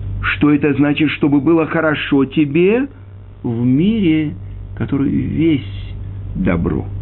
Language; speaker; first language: Russian; native; Russian